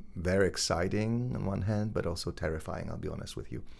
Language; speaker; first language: English; non-native, fluent; Polish